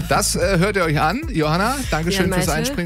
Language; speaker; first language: German; native; German